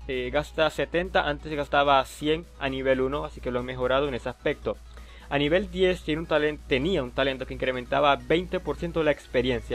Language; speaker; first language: Spanish; native; Spanish